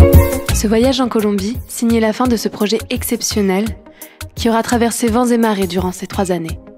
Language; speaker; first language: French; native; French